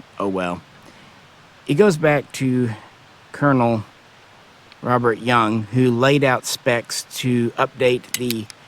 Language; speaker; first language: English; native; English